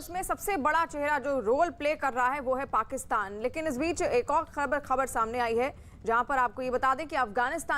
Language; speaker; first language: Hindi; native; Hindi